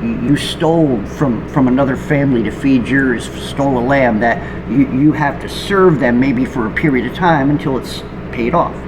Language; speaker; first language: English; native; English